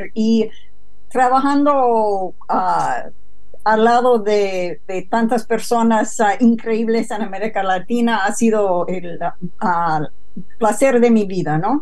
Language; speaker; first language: Spanish; non-native, fluent; English